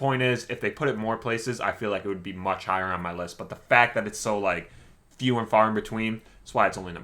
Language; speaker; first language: English; native; English